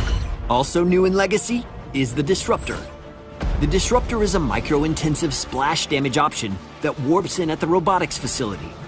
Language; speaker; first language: English; native; English